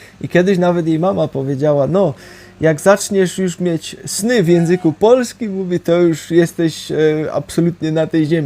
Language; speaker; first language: Polish; early bilingual, heritage; Polish